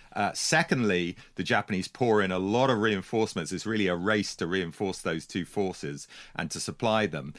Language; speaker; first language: English; native; English